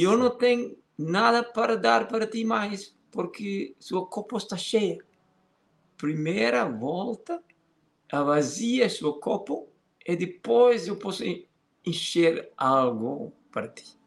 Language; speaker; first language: Portuguese; non-native, fluent; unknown